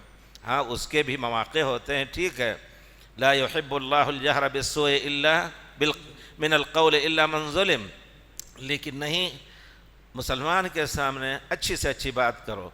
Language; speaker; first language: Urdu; native; Urdu